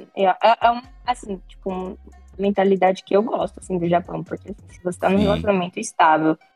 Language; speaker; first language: Portuguese; native; Portuguese